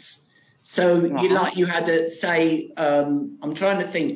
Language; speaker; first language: English; non-native, local second language; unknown